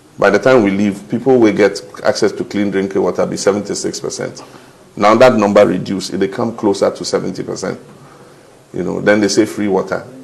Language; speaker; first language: Nigerian Pidgin; non-native, fluent; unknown